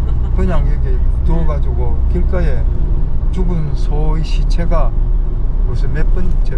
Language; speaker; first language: Korean; native; Korean